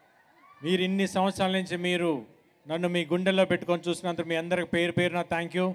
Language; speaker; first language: Telugu; native; Telugu